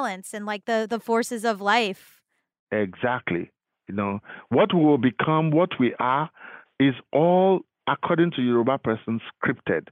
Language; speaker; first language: English; non-native, local second language; Yoruba